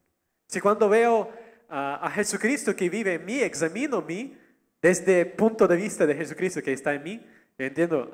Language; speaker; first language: Spanish; non-native, learner; Russian